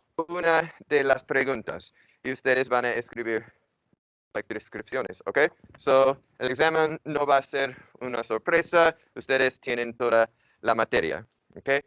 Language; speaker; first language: Spanish; non-native, fluent; English